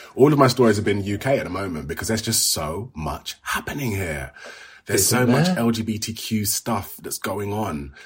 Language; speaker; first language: English; native; English